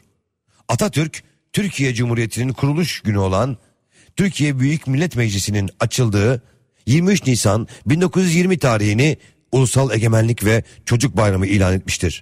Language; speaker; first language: Turkish; native; Turkish